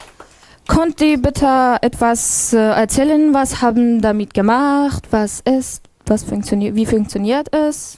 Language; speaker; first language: German; non-native, learner; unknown